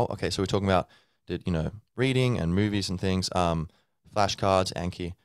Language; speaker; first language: English; native; English